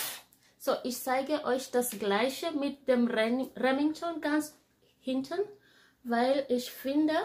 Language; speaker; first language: German; non-native, fluent; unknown